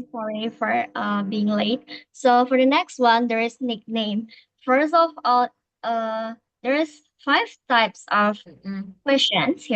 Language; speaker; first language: English; non-native, learner; Indonesian